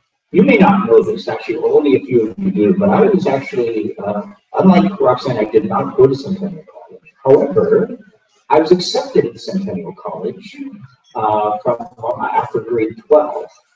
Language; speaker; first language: English; native; English